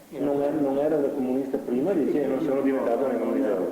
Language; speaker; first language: Italian; native; Italian